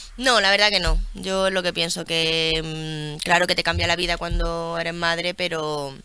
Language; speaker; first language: Spanish; early bilingual, other home language; French